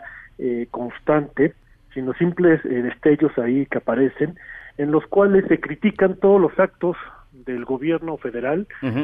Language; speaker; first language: Spanish; native; Spanish